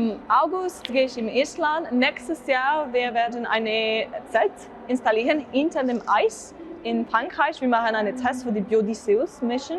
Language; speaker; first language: German; non-native, learner; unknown